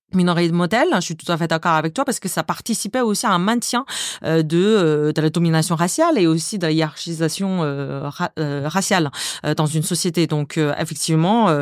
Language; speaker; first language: French; non-native, fluent; Chinese